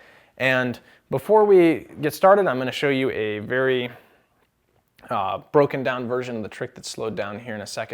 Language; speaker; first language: English; native; English